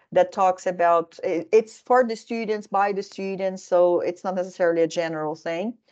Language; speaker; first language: English; non-native, fluent; Portuguese